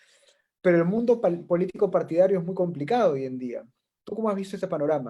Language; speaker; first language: Spanish; native; Spanish